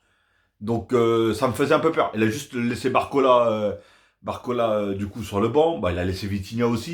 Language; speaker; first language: French; native; French